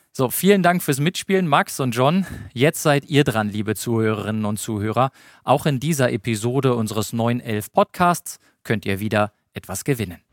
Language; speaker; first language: German; native; German